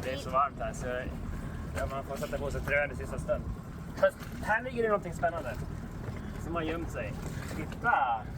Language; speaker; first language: Swedish; native; Swedish